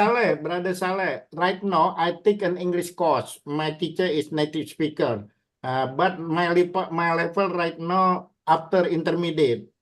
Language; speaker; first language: English; non-native, learner; Indonesian